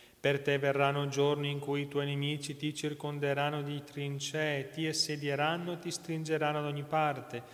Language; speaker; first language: Italian; native; Italian